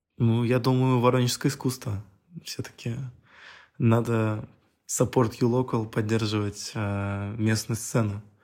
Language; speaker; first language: Russian; native; Russian